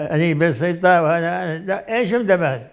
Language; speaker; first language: Hebrew; non-native, fluent; Arabic